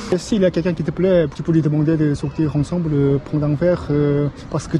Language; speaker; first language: French; non-native, learner; Korean